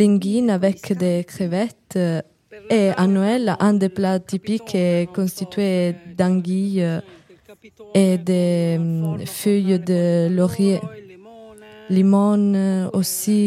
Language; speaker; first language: French; non-native, learner; Italian